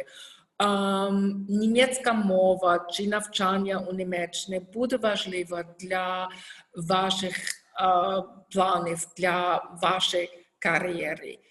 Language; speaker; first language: Ukrainian; non-native, learner; German